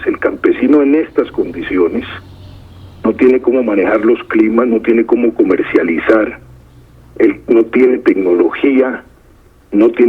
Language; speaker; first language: Spanish; native; Spanish